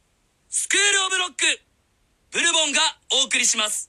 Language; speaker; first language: Japanese; native; Japanese